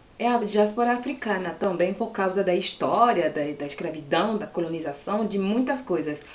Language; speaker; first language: Portuguese; non-native, fluent; French